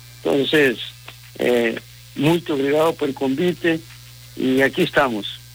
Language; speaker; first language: Portuguese; non-native, fluent; Spanish